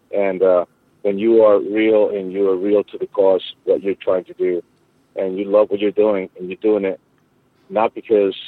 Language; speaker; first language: English; early bilingual, other home language; Spanish